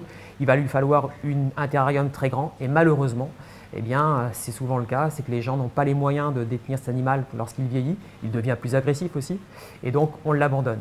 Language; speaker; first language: French; native; French